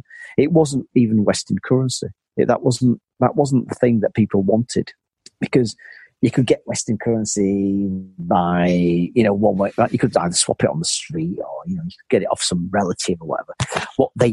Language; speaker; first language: English; native; English